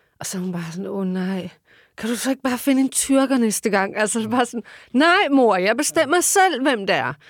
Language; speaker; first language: Danish; early bilingual, other home language; Turkish